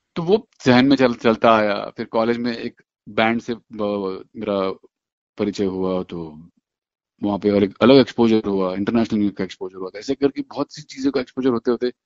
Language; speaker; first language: Hindi; non-native, local second language; Gujarati